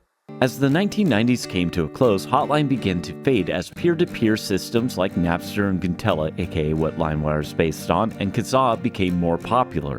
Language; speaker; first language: English; native; English